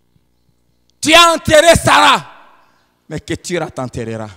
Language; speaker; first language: French; non-native, local second language; Lingala